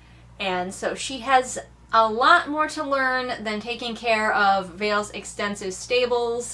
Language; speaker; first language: English; native; English